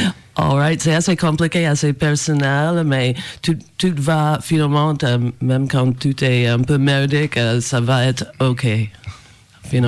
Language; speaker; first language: French; non-native, fluent; English